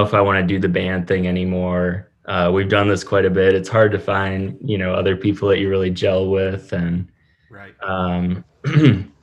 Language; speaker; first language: English; native; English